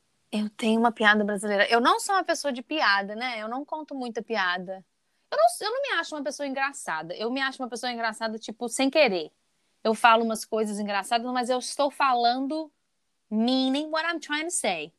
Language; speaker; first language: Portuguese; native; Portuguese